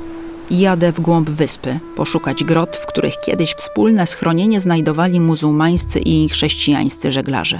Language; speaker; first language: Polish; native; Polish